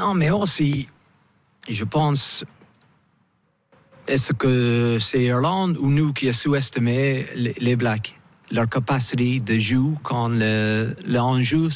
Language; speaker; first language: French; non-native, fluent; English